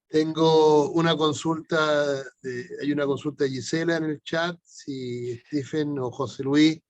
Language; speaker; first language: Spanish; native; Spanish